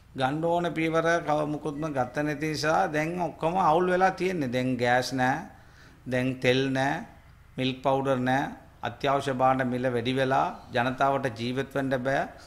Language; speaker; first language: Sinhala; non-native, local second language; Tamil